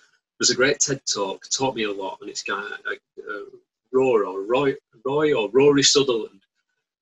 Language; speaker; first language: English; native; English